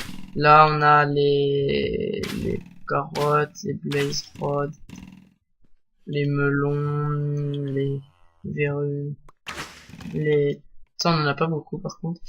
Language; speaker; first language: French; native; French